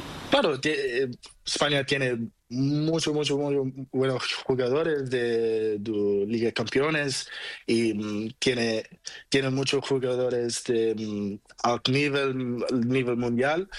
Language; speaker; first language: Spanish; non-native, learner; Portuguese